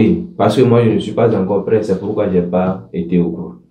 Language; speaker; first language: French; non-native, local second language; Ewe